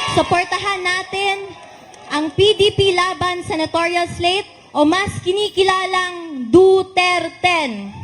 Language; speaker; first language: Filipino; non-native, local second language; Cebuano